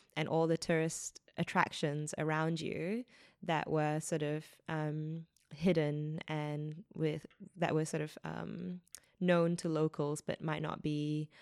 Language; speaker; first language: English; native; English